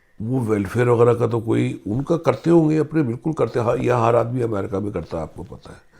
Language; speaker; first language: Urdu; native; Urdu